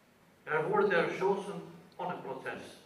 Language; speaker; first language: German; non-native, fluent; Albanian